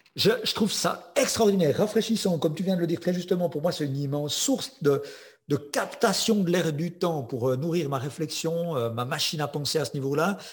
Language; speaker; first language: French; native; French